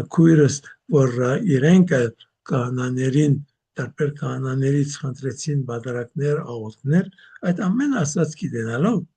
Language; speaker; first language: Armenian; early bilingual, heritage; Armenian